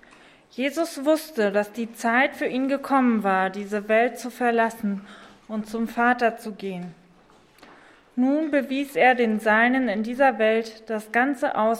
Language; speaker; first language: German; native; German